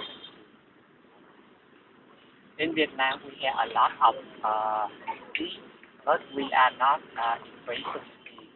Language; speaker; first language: English; non-native, learner; Vietnamese